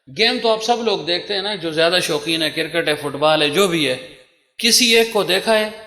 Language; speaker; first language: Urdu; non-native, local second language; Pashto